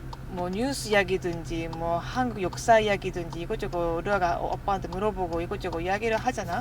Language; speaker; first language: Korean; non-native, fluent; Japanese